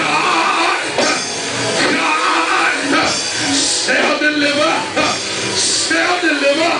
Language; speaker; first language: English; native; English